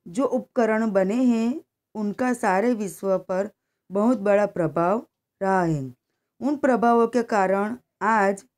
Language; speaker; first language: Hindi; non-native, local second language; Gujarati